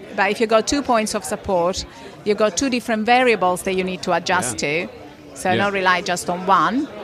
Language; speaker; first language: English; non-native, fluent; Italian